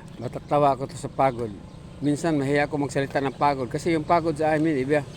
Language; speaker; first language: Filipino; non-native, local second language; Cebuano